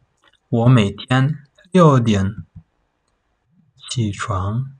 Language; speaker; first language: Chinese; non-native, fluent; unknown